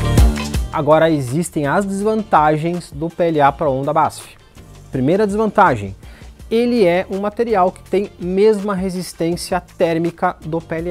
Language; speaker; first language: Portuguese; native; Portuguese